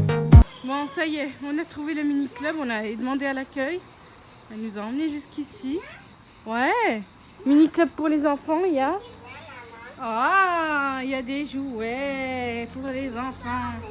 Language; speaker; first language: French; native; French